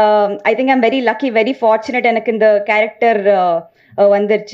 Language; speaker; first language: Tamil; non-native, learner; Telugu